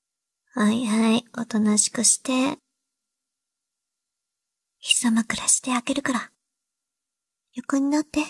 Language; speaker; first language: Japanese; non-native, learner; Chinese